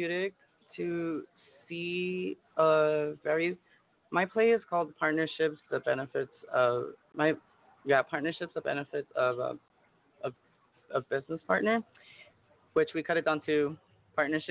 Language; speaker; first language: English; native; English